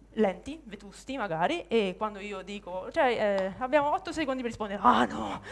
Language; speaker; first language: Italian; native; Italian